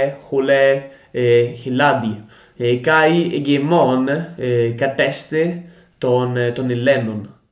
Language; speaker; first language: Greek; non-native, learner; Italian